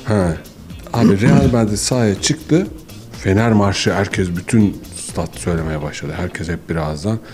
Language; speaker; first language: Turkish; native; Turkish